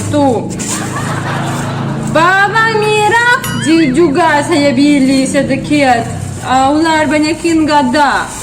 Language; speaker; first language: Indonesian; non-native, learner; Russian